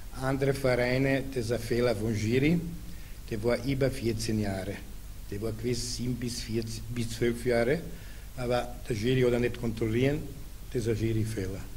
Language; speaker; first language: German; non-native, learner; Serbian